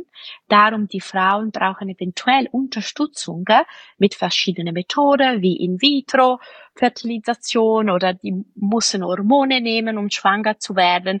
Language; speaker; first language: German; non-native, fluent; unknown